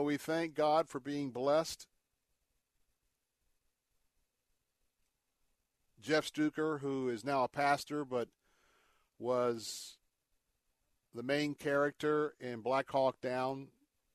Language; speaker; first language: English; native; English